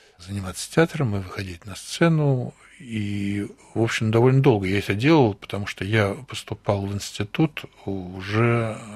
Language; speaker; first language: Russian; native; Russian